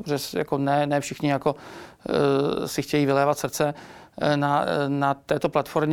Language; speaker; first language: Czech; native; Czech